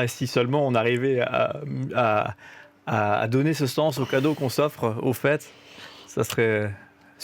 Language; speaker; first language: French; native; French